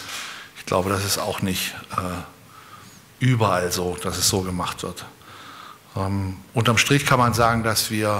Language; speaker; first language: German; native; German